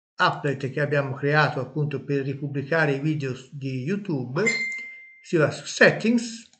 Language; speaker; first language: Italian; native; Italian